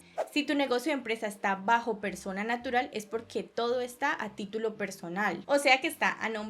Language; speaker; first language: Spanish; native; Spanish